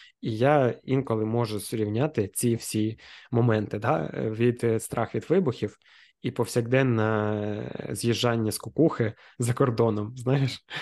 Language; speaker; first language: Ukrainian; non-native, local second language; Russian